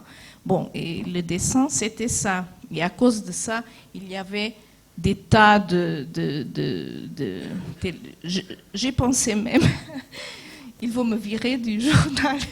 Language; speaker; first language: French; non-native, fluent; Portuguese